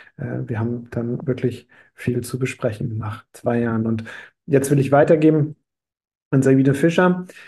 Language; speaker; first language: German; native; German